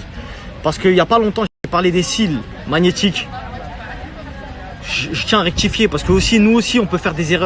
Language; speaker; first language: French; native; French